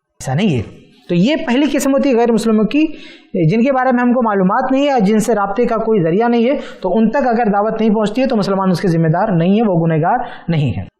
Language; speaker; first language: Urdu; native; Urdu